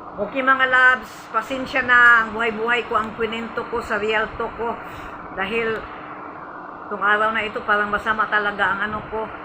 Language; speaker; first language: Filipino; non-native, local second language; Cebuano